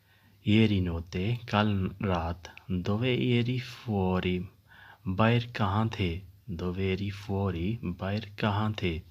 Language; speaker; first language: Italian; non-native, learner; Urdu